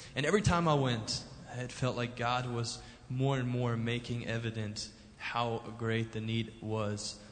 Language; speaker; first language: English; early bilingual, other home language; German